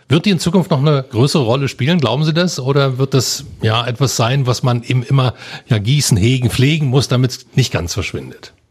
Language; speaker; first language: German; native; German